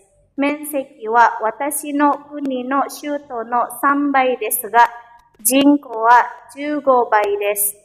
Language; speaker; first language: Japanese; non-native, learner; Indonesian